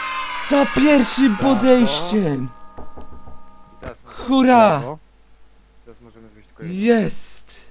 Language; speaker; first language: Polish; native; Polish